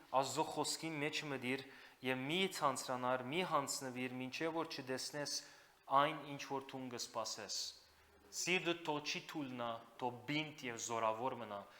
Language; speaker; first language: Armenian; native; Armenian